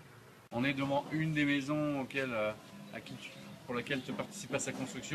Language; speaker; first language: French; native; French